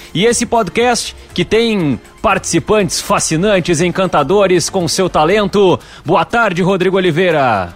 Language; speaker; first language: Portuguese; native; Portuguese